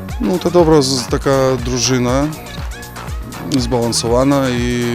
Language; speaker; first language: Polish; non-native, learner; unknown